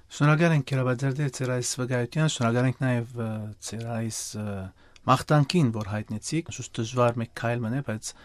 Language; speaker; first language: Armenian; native; Armenian